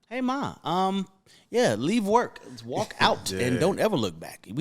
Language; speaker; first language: English; native; English